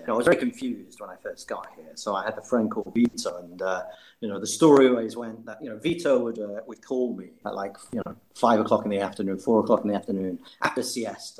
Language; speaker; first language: English; native; English